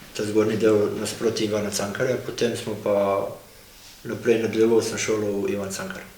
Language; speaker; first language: Slovenian; early bilingual, other home language; Bosnian